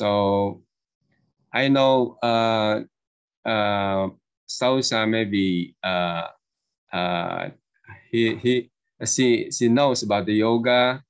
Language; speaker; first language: English; non-native, learner; Indonesian